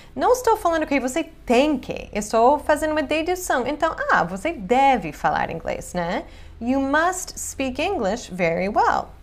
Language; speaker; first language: Portuguese; non-native, fluent; English